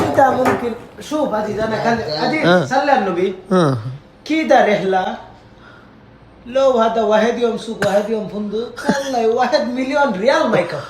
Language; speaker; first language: Arabic; non-native, learner; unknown